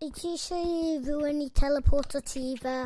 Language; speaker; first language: Welsh; non-native, local second language; English